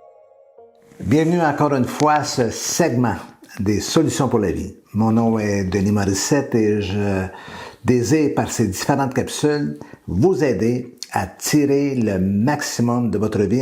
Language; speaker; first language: French; native; French